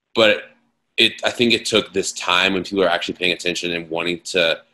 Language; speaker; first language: English; native; English